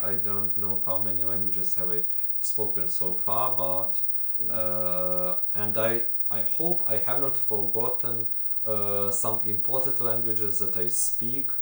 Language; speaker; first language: English; non-native, fluent; Ukrainian